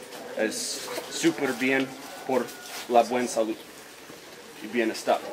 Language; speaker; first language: Spanish; non-native, learner; English